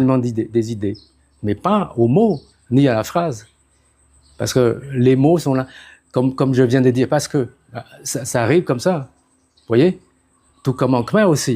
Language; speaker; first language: French; non-native, fluent; Khmer